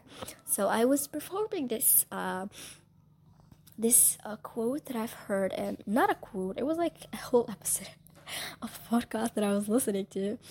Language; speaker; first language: English; non-native, fluent; Somali